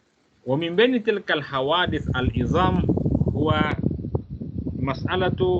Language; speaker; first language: Arabic; non-native, fluent; Malay